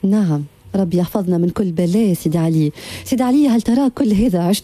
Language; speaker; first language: Arabic; native; Arabic